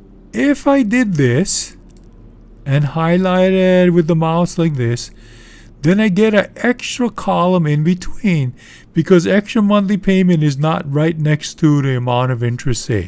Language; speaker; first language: English; native; English